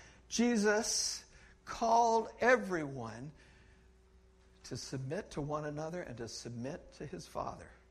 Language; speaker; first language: English; native; English